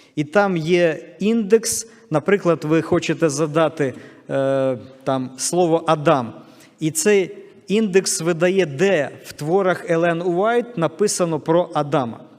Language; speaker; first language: Ukrainian; non-native, local second language; Russian